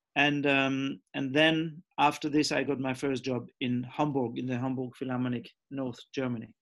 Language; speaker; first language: English; early bilingual, other home language; French